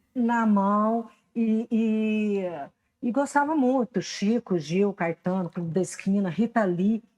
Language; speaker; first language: Portuguese; native; Portuguese